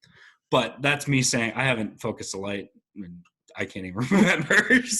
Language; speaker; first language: English; native; English